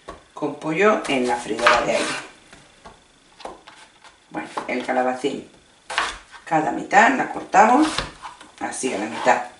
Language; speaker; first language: Spanish; native; Spanish